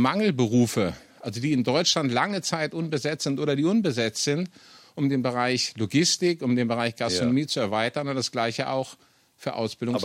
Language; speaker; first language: German; native; German